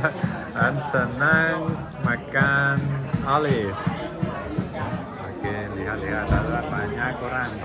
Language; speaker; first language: Indonesian; non-native, learner; Catalan